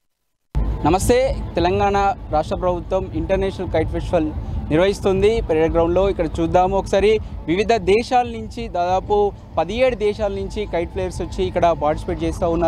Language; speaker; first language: Telugu; native; Telugu